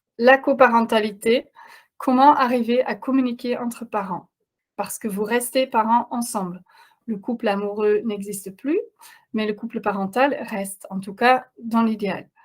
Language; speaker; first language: French; non-native, fluent; Dutch